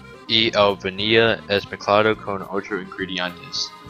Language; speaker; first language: Spanish; non-native, learner; English